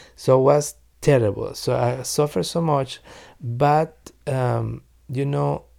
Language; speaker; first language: English; non-native, learner; Spanish